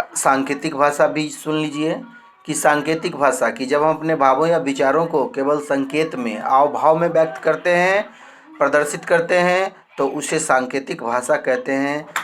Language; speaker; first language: Hindi; native; Hindi